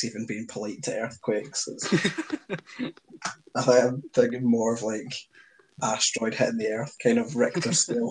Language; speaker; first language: English; native; English